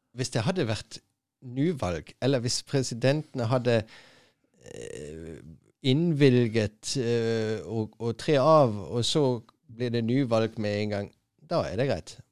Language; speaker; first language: Norwegian; non-native, fluent; German